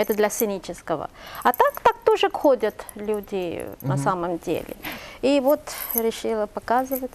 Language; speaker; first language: Russian; non-native, fluent; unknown